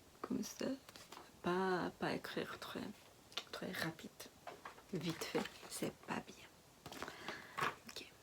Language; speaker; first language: French; non-native, learner; Japanese